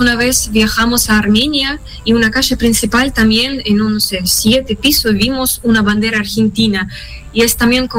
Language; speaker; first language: Spanish; non-native, fluent; Russian